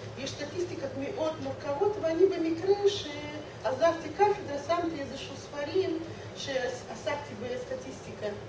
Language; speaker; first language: Hebrew; non-native, fluent; Russian